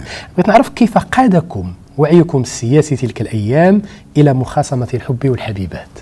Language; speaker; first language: Arabic; native; Arabic